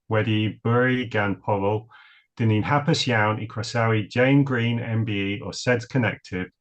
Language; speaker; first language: Welsh; non-native, learner; English